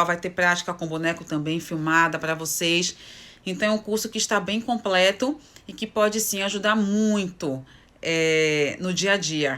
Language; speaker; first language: Portuguese; native; Portuguese